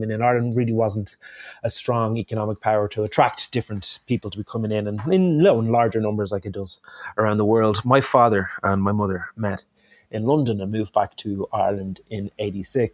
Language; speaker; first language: English; native; English